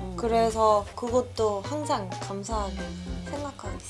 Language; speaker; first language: Korean; non-native, fluent; Spanish